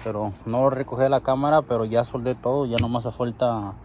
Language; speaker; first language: Spanish; early bilingual, heritage; Spanish